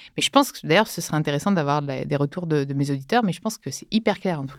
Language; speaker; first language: French; native; French